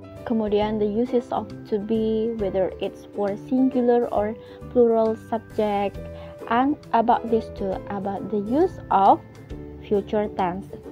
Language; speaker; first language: English; non-native, fluent; Indonesian